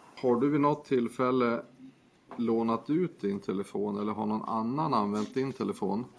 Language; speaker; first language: Swedish; native; Swedish